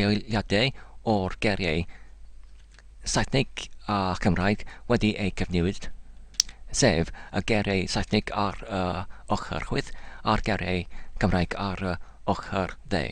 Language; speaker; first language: Welsh; non-native, learner; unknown